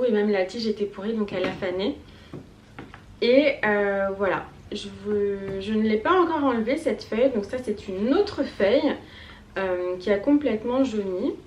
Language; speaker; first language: French; native; French